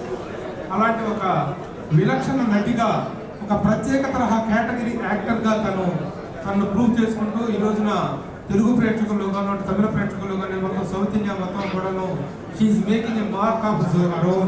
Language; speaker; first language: Telugu; native; Telugu